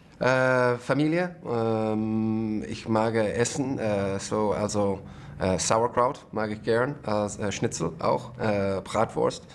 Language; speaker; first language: German; non-native, learner; English